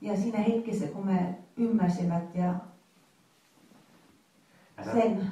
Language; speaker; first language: Finnish; non-native, fluent; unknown